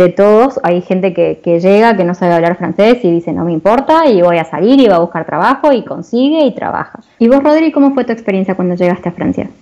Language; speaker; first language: Spanish; native; Spanish